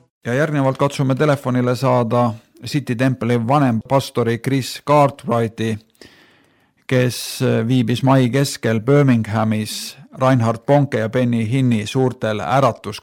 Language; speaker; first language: Estonian; native; Estonian